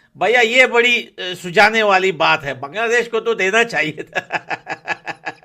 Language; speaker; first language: Hindi; non-native, fluent; Pashto